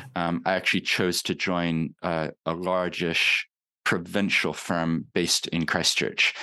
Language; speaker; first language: English; native; English